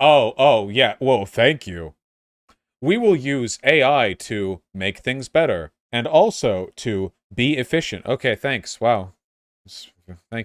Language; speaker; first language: English; native; English